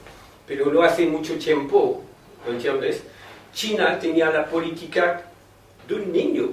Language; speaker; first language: Spanish; non-native, fluent; French